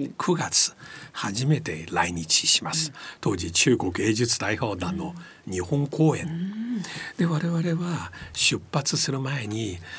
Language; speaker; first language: Japanese; non-native, fluent; Chinese